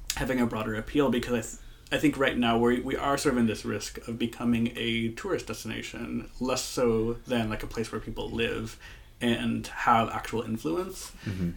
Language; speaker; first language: English; native; English